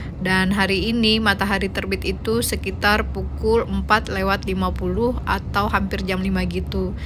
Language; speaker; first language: Indonesian; native; Indonesian